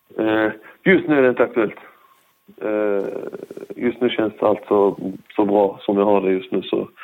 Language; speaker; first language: Swedish; early bilingual, other home language; Persian